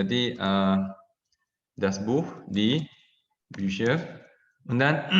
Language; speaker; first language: German; non-native, fluent; Indonesian